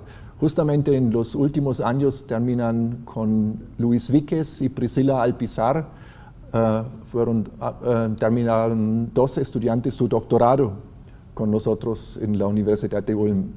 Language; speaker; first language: Spanish; non-native, fluent; German